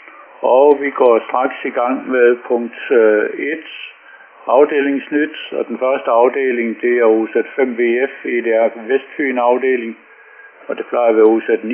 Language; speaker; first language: Danish; native; Danish